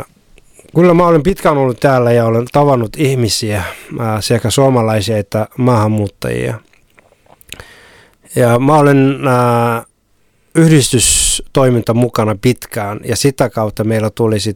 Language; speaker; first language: Finnish; non-native, fluent; Somali